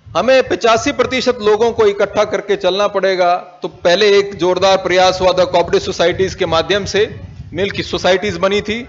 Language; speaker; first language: Hindi; native; Hindi